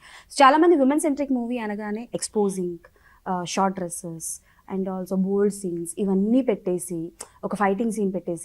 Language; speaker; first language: Telugu; native; Telugu